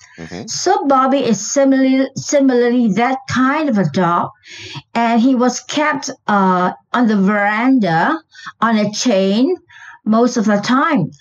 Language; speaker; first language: English; non-native, local second language; Chinese